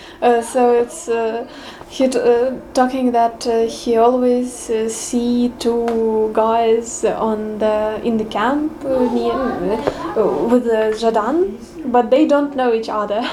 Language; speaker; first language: English; non-native, learner; Ukrainian